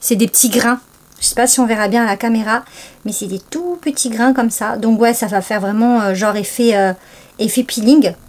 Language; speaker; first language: French; native; French